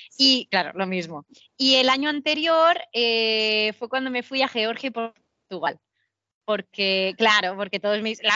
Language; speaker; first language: Spanish; native; Spanish